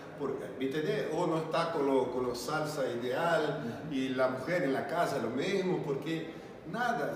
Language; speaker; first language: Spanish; non-native, learner; Portuguese